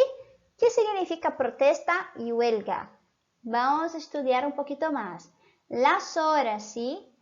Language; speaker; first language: Spanish; non-native, fluent; Portuguese